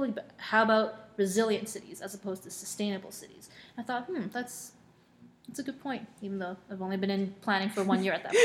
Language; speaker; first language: English; non-native, local second language; Cantonese